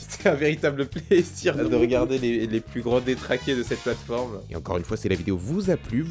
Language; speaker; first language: French; native; French